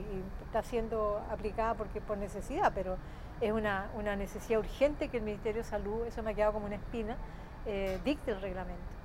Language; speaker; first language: Spanish; native; Spanish